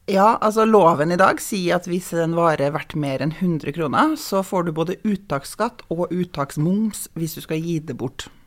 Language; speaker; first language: Norwegian; native; Norwegian